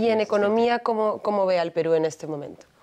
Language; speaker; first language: Spanish; native; Spanish